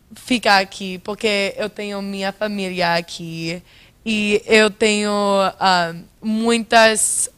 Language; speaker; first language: Portuguese; non-native, fluent; English